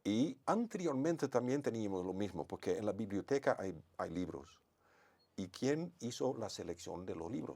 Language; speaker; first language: Spanish; non-native, fluent; Dutch